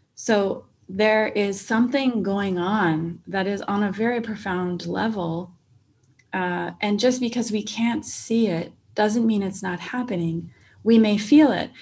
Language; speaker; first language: English; native; English